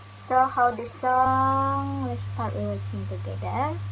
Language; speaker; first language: English; non-native, learner; Indonesian